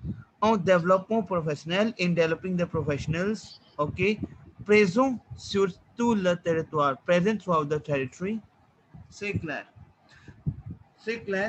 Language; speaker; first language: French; non-native, fluent; Hindi